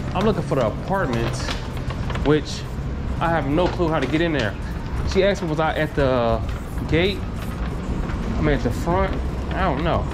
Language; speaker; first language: English; native; English